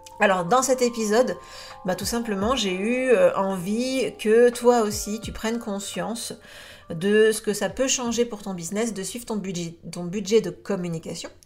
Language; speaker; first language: French; native; French